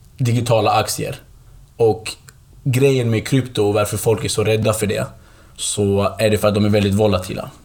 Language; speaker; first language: Swedish; early bilingual, other home language; Kurdish